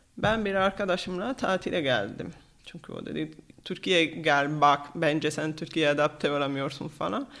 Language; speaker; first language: Turkish; non-native, fluent; Italian